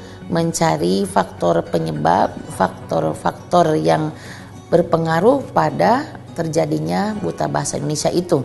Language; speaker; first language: Indonesian; native; Indonesian